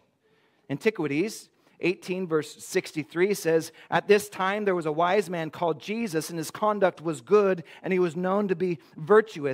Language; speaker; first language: English; native; English